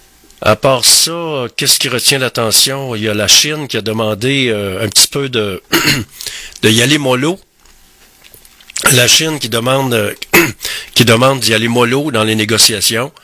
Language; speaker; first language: French; native; French